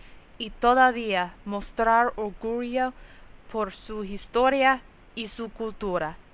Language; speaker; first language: Spanish; non-native, learner; English